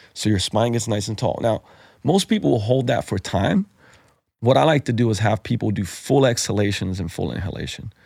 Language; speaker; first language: English; non-native, fluent; Slovenian